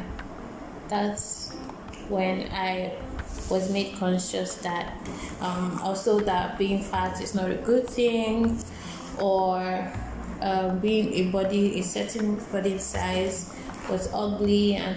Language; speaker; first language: English; non-native, local second language; Yoruba